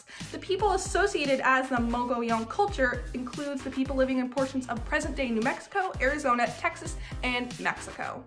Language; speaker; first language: English; native; English